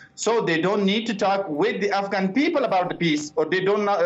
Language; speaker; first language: English; non-native, fluent; Persian